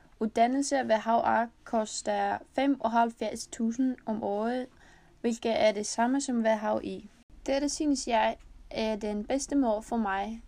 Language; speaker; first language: Danish; non-native, learner; Icelandic